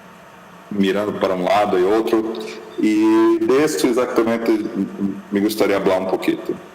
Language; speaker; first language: Spanish; non-native, fluent; Portuguese